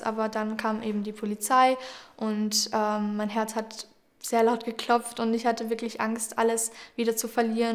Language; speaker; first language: German; early bilingual, other home language; Georgian